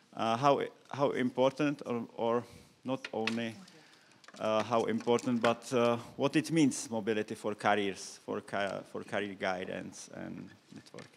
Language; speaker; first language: English; non-native, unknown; Czech